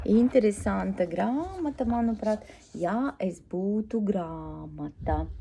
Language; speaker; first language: Latvian; non-native, local second language; Russian